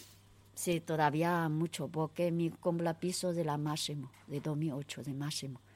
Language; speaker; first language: Spanish; non-native, learner; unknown